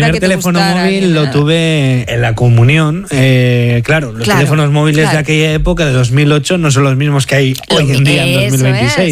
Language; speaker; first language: Spanish; native; Spanish